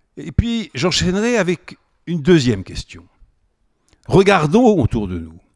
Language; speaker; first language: French; native; French